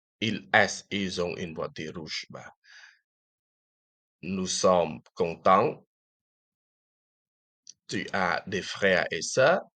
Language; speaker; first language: French; non-native, fluent; Khmer